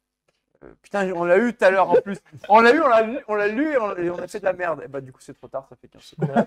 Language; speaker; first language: French; native; French